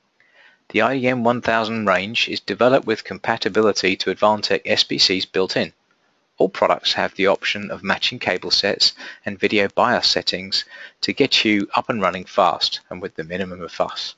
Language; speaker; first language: English; native; English